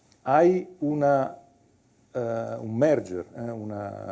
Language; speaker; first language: Spanish; non-native, fluent; Italian